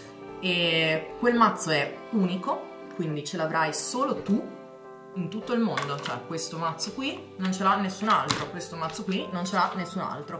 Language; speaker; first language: Italian; native; Italian